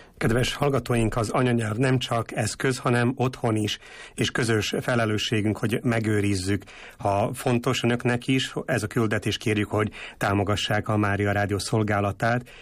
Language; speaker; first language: Hungarian; native; Hungarian